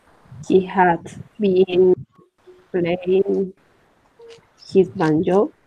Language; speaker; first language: English; non-native, learner; Spanish